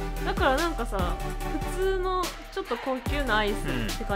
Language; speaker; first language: Japanese; native; Japanese